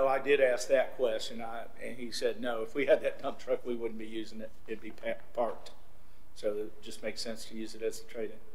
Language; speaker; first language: English; native; English